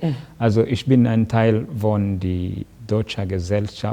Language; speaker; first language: German; non-native, learner; Kinyarwanda